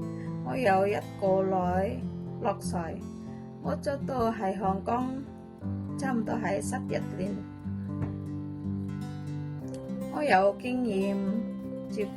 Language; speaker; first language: Cantonese; non-native, learner; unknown